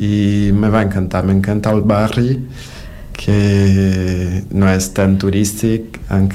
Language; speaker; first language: Catalan; non-native, learner; Portuguese